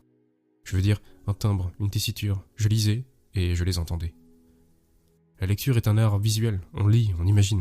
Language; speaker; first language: French; native; French